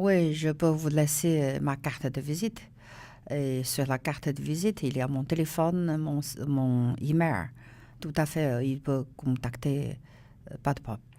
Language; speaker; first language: French; non-native, learner; Chinese